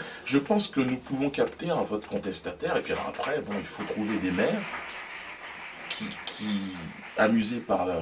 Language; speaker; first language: French; native; French